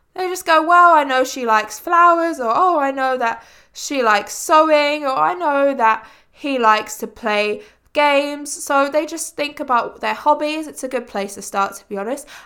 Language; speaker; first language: English; native; English